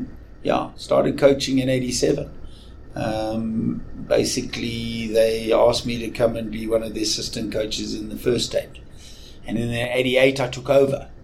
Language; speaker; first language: English; native; English